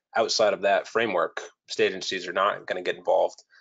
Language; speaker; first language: English; native; English